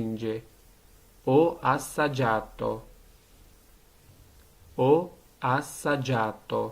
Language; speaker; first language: Italian; non-native, learner; Georgian